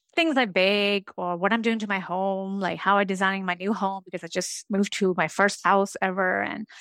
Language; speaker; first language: English; native; English